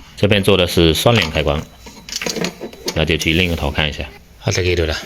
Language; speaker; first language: Chinese; native; Chinese